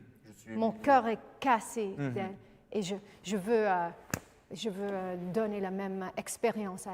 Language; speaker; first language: French; non-native, fluent; English